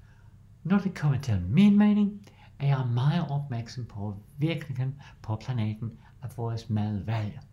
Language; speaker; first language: Danish; non-native, learner; English